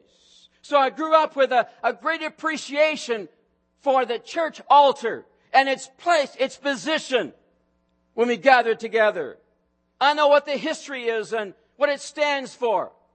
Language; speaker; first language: English; native; English